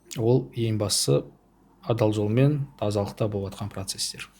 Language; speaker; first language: Kazakh; native; Kazakh